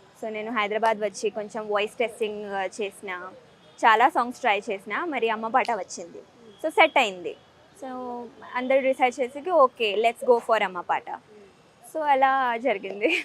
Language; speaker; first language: Telugu; early bilingual, heritage; Telugu